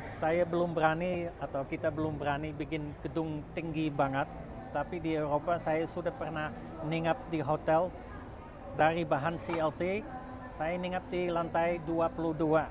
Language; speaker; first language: Indonesian; non-native, fluent; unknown